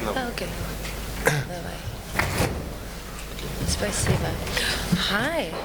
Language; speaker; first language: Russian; non-native, learner; English